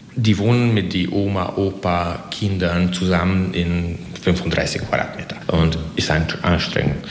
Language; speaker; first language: German; non-native, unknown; Hungarian